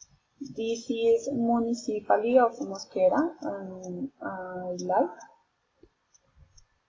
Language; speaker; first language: English; non-native, learner; Spanish